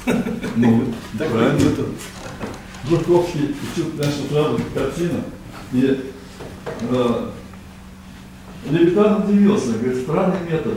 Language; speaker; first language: Russian; native; Russian